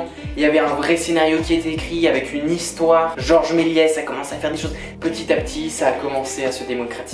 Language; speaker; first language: French; native; French